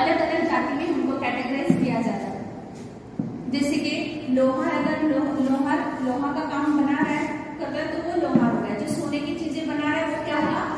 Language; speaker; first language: Hindi; non-native, local second language; Marathi